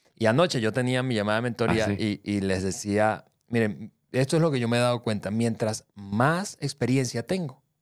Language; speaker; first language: Spanish; native; Spanish